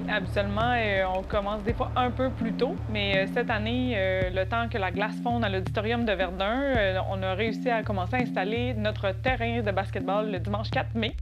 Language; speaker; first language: French; native; French